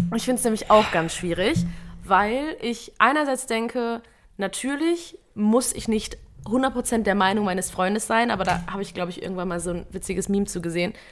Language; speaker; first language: German; early bilingual, other home language; Vietnamese